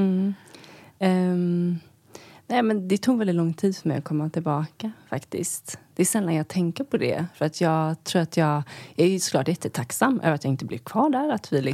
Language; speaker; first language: Swedish; native; Swedish